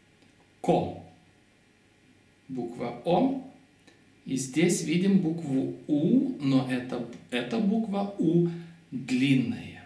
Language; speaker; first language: Russian; non-native, fluent; Lithuanian